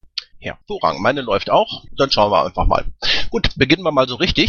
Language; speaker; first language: German; native; German